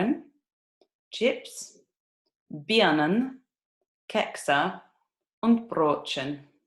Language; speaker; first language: German; non-native, fluent; English